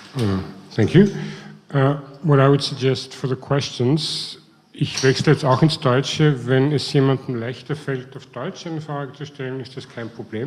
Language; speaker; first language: German; native; German